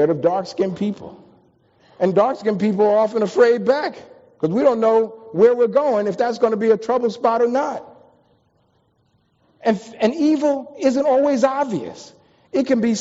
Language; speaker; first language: English; native; English